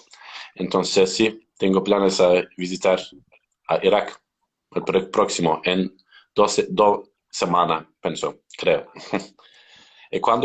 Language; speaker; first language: Spanish; non-native, learner; Turkish